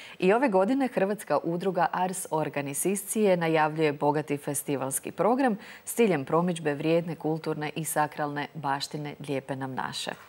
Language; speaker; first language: Croatian; native; Croatian